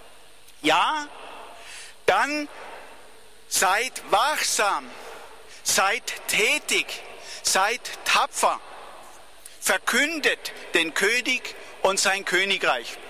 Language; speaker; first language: German; native; German